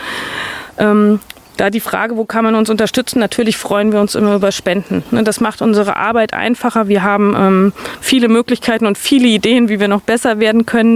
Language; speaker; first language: German; native; German